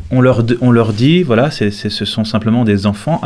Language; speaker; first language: French; native; French